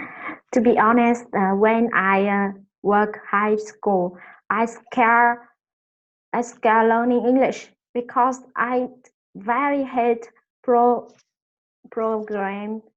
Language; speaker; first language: English; non-native, learner; Vietnamese